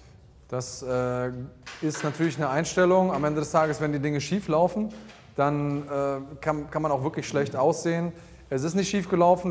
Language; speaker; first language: German; native; German